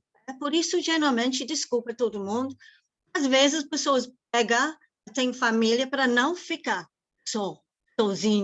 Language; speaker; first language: Portuguese; non-native, fluent; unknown